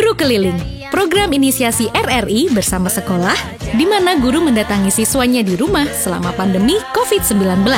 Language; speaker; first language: Indonesian; native; Indonesian